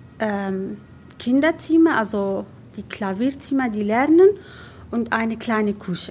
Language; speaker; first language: German; non-native, learner; Arabic